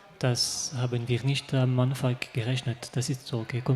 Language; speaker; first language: German; non-native, local second language; French